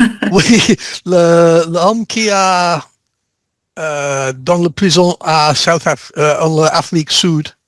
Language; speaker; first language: French; non-native, learner; English